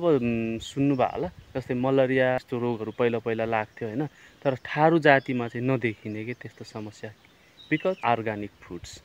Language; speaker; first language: Nepali; non-native, local second language; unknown